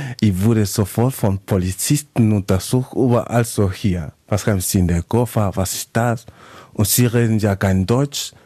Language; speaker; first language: German; non-native, fluent; Spanish